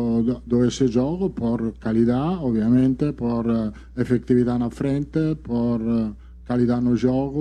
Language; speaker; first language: Portuguese; non-native, learner; Italian